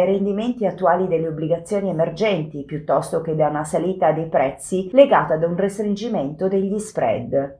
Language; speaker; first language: Italian; native; Italian